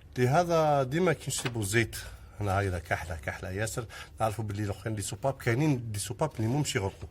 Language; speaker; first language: Arabic; native; Arabic